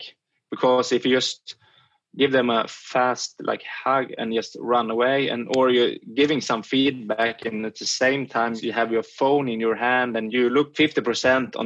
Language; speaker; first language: English; non-native, fluent; Swedish